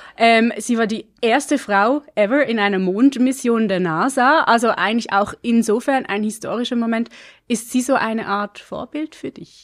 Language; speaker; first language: German; native; German